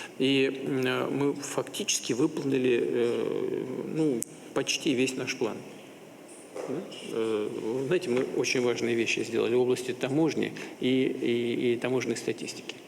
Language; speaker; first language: Russian; native; Russian